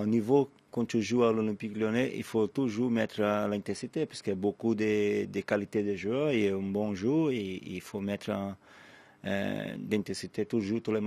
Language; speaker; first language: French; non-native, fluent; Portuguese